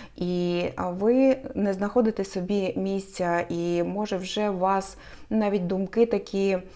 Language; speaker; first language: Ukrainian; non-native, local second language; Russian